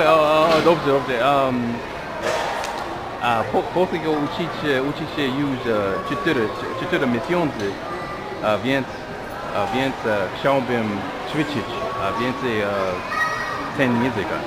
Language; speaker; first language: Polish; non-native, learner; English